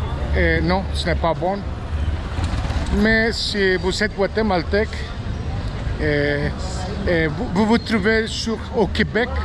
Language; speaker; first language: French; non-native, fluent; Spanish